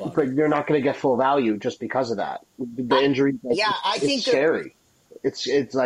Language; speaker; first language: English; native; English